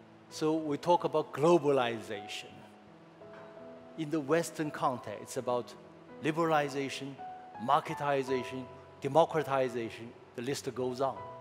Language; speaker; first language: English; non-native, fluent; Chinese